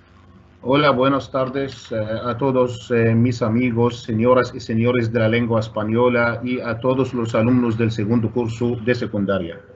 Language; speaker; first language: Spanish; non-native, fluent; Arabic